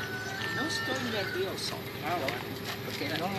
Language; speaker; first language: Spanish; non-native, fluent; English